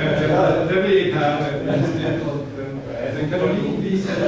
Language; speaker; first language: Danish; non-native, fluent; English